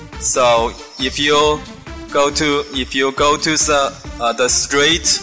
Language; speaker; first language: English; non-native, fluent; Chinese